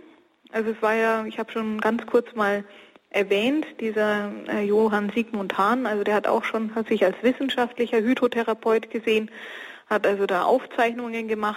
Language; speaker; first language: German; native; German